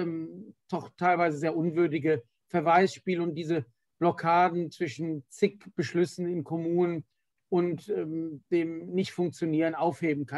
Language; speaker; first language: German; native; German